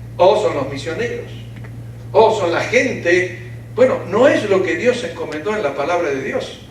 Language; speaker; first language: Spanish; early bilingual, other home language; Ukrainian